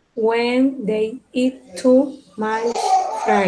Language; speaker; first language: English; non-native, learner; Spanish